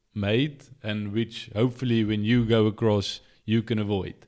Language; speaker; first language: English; non-native, local second language; Afrikaans